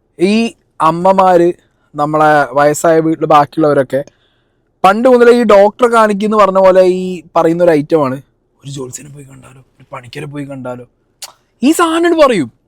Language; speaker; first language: Malayalam; native; Malayalam